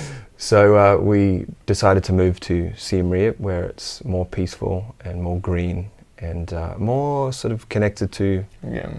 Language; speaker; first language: English; native; English